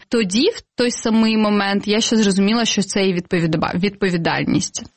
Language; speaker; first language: Ukrainian; non-native, local second language; Crimean Tatar